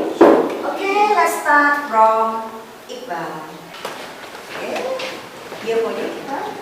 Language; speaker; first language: English; non-native, fluent; Indonesian